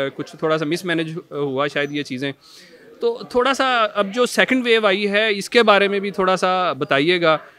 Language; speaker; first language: Urdu; non-native, local second language; Punjabi